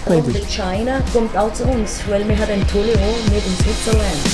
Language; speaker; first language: German; non-native, fluent; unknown